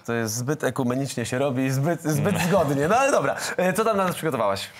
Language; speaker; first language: Polish; native; Polish